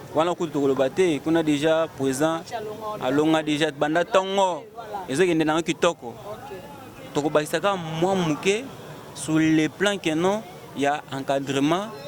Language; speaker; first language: Lingala; non-native, local second language; Luba-Lulua